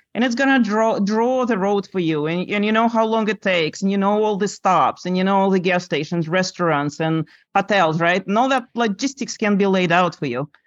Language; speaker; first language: English; non-native, fluent; Lithuanian